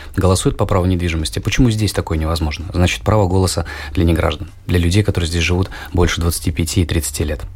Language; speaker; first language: Russian; native; Russian